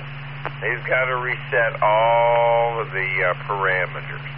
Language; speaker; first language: English; native; English